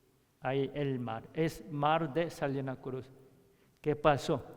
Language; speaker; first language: Spanish; non-native, learner; Korean